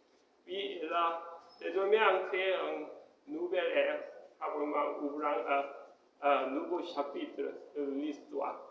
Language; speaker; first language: French; non-native, fluent; Korean